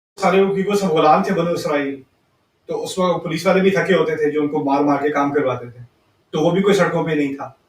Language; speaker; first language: Urdu; early bilingual, heritage; Urdu